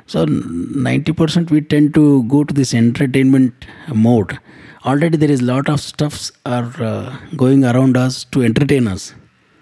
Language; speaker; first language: English; non-native, local second language; Kannada